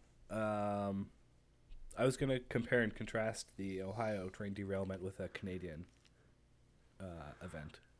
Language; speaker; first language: English; native; English